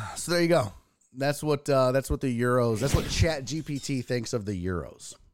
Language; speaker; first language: English; early bilingual, other home language; German